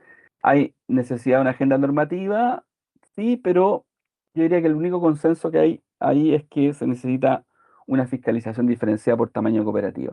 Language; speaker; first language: Spanish; native; Spanish